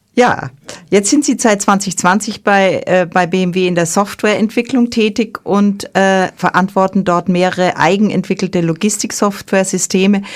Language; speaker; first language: German; native; German